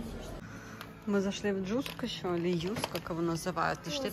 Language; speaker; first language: Russian; native; Russian